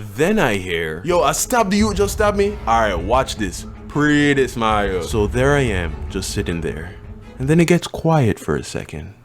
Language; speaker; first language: English; native; English